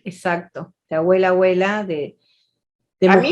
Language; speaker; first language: Spanish; native; Spanish